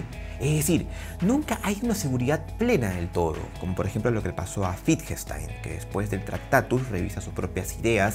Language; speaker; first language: Spanish; native; Spanish